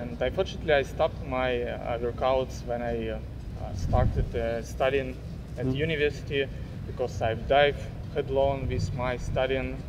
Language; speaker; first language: English; non-native, learner; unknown